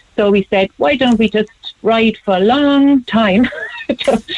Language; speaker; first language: English; non-native, fluent; German